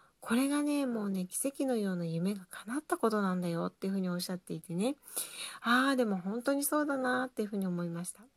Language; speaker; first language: Japanese; native; Japanese